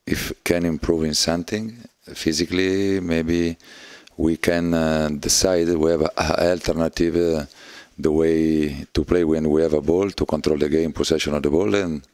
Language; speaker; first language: English; non-native, learner; Italian